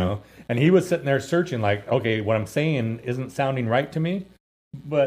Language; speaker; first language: English; native; English